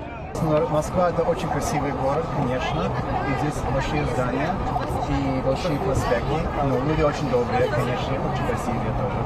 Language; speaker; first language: Russian; non-native, learner; English